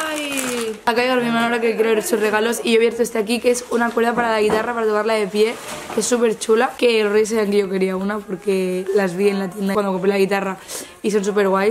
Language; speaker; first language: Spanish; native; Spanish